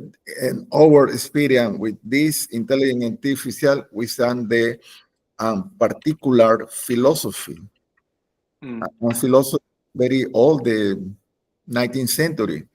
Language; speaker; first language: English; non-native, learner; Spanish